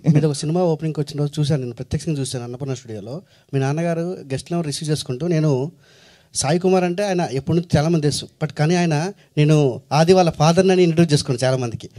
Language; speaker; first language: Telugu; native; Telugu